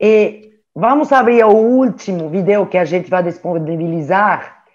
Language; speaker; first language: Portuguese; non-native, learner; French